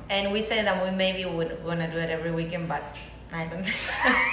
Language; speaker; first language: English; non-native, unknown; Spanish